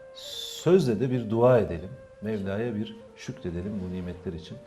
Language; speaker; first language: Turkish; native; Turkish